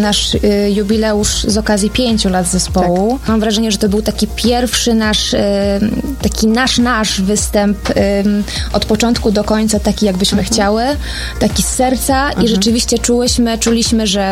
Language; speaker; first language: Polish; native; Polish